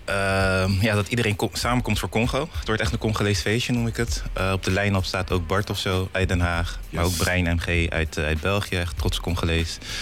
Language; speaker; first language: Dutch; native; Dutch